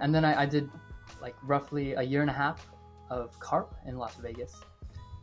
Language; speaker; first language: English; native; English